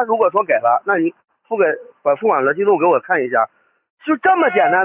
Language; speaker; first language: Chinese; native; Chinese